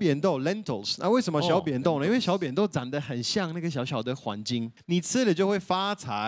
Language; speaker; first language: Chinese; non-native, fluent; Italian